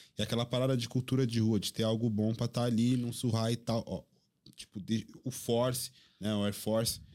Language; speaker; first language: Portuguese; native; Portuguese